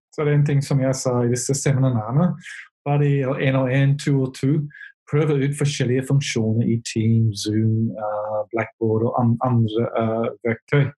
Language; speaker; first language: Norwegian; non-native, fluent; English